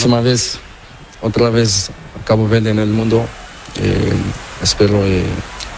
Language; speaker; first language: Spanish; non-native, learner; Portuguese